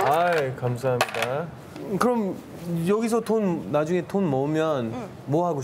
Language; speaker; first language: Korean; non-native, learner; English